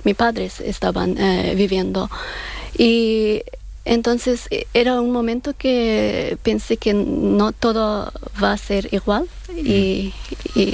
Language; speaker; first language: Spanish; non-native, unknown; Persian